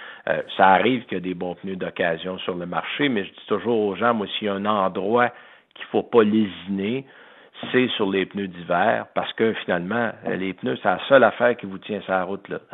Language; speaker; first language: French; native; French